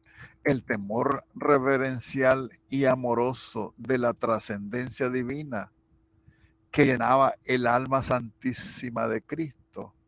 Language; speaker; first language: Spanish; native; Spanish